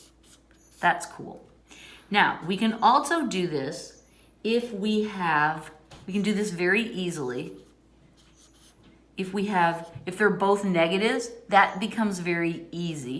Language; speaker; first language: English; native; English